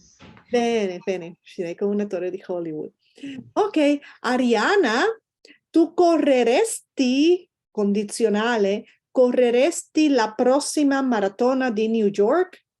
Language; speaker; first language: Italian; non-native, fluent; Spanish